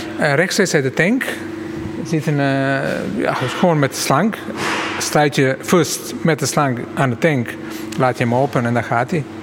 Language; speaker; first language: Dutch; non-native, fluent; Croatian